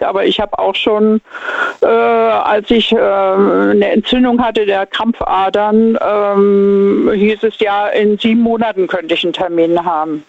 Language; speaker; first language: German; native; German